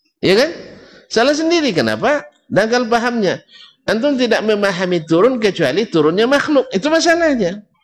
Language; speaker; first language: Malay; native; Malay